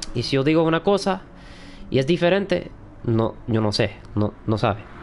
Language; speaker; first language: Spanish; early bilingual, heritage; Spanish